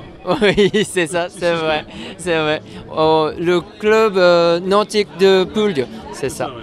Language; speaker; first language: French; non-native, fluent; Japanese